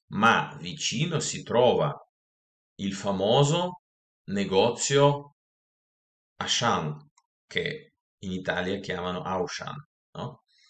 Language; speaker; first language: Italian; non-native, fluent; Russian